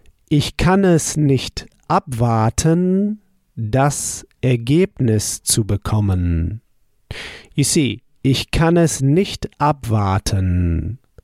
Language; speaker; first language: German; native; German